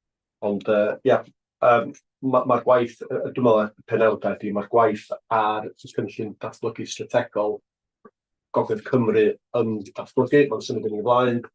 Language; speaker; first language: Welsh; native; Welsh